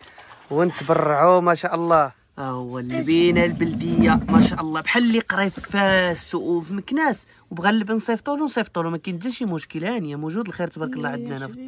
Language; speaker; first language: Arabic; native; Arabic